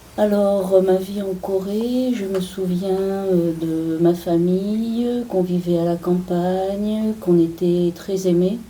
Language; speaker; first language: French; early bilingual, other home language; Korean